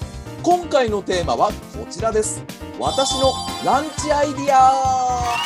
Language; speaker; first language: Japanese; native; Japanese